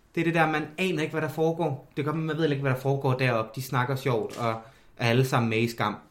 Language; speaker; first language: Danish; native; Danish